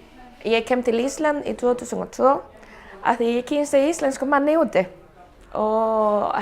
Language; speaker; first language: Icelandic; non-native, fluent; Spanish